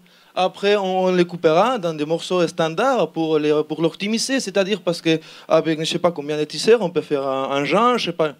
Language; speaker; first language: French; non-native, learner; Spanish